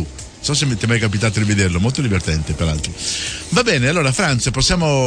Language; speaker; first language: Italian; native; Italian